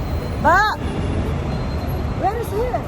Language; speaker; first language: English; non-native, local second language; Filipino